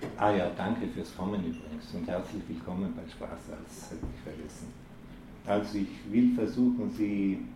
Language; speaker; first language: German; native; German